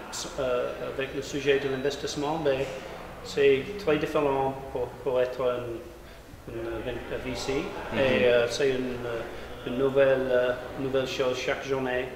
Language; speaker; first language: French; non-native, learner; English